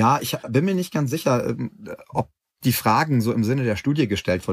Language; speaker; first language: German; native; German